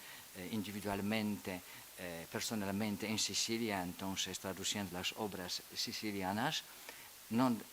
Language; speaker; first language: Spanish; non-native, fluent; Polish